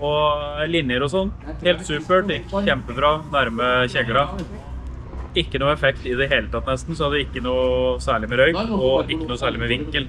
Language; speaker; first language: Norwegian; native; Norwegian